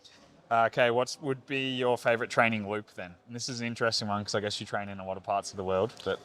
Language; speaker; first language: English; native; English